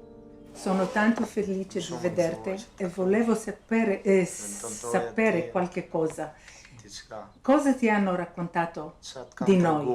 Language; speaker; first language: Italian; non-native, fluent; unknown